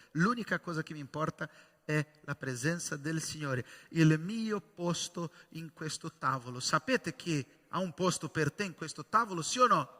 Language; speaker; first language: Italian; non-native, fluent; Portuguese